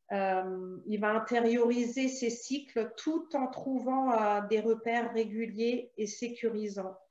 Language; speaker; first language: French; non-native, fluent; German